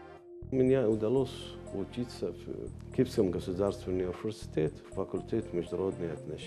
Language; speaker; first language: Russian; non-native, learner; Arabic